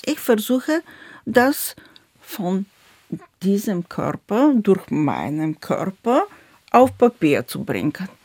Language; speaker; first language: German; non-native, fluent; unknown